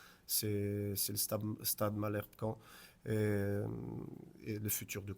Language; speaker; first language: French; non-native, fluent; Portuguese